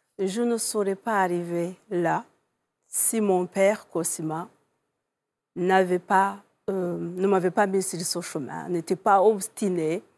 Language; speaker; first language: French; non-native, local second language; Kinyarwanda